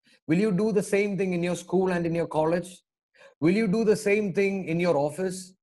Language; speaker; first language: English; non-native, local second language; Malayalam